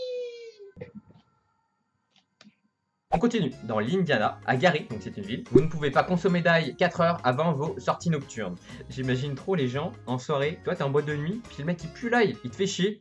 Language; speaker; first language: French; native; French